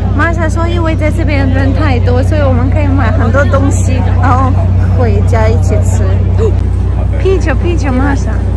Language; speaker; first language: Chinese; non-native, fluent; Russian